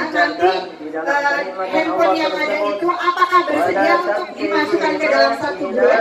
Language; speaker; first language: Indonesian; native; Indonesian